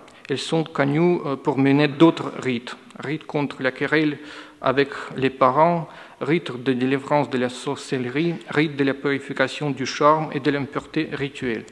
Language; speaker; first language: French; non-native, fluent; Russian